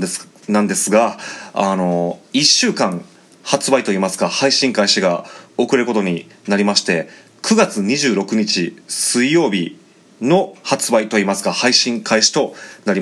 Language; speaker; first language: Japanese; native; Japanese